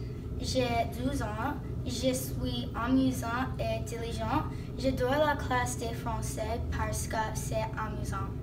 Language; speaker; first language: French; non-native, learner; English